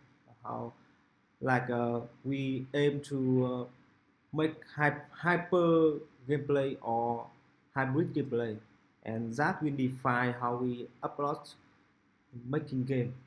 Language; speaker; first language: English; non-native, local second language; Vietnamese